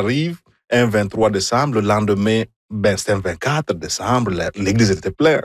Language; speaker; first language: French; non-native, fluent; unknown